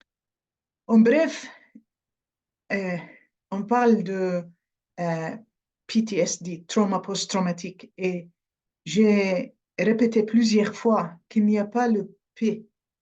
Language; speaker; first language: French; non-native, fluent; Arabic